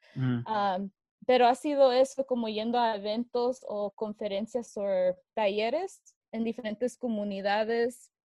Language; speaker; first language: Spanish; early bilingual, heritage; Spanish